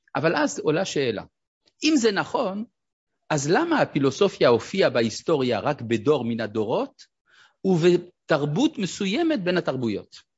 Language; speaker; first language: Hebrew; non-native, fluent; French